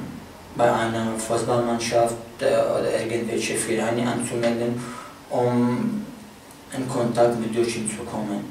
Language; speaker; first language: German; non-native, fluent; Arabic